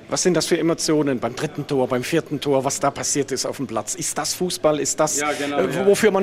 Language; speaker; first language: German; native; German